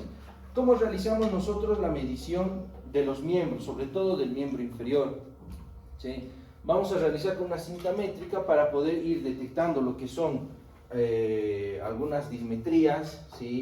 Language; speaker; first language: Spanish; native; Spanish